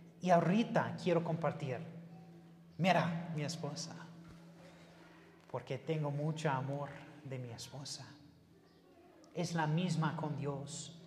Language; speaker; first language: Spanish; non-native, learner; English